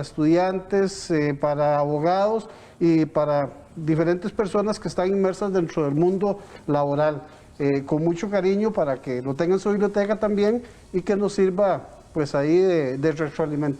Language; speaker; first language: Spanish; native; Spanish